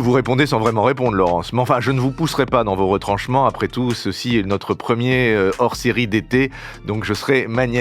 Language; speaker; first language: French; native; French